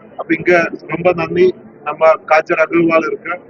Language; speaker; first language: Tamil; non-native, learner; Malayalam